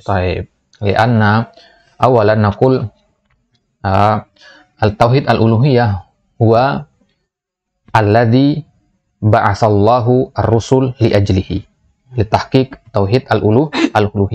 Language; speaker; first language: Arabic; non-native, fluent; Indonesian